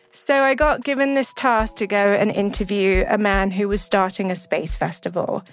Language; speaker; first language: English; native; English